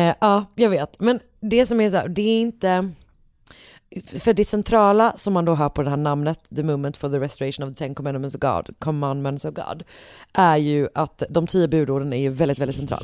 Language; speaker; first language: Swedish; native; Swedish